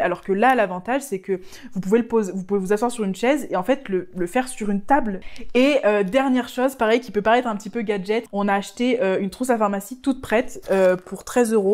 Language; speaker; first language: French; native; French